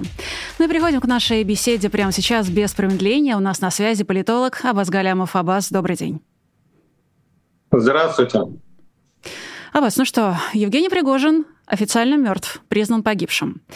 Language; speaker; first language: Russian; native; Russian